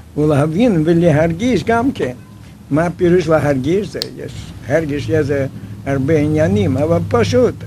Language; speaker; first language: Hebrew; non-native, fluent; Yiddish